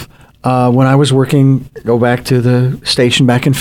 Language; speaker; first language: English; native; English